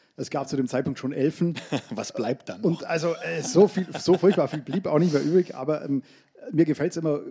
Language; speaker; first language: German; native; German